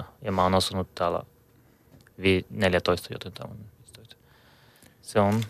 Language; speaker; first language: Finnish; non-native, learner; Bulgarian